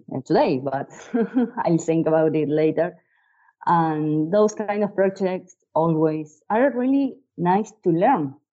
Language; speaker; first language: English; non-native, fluent; Spanish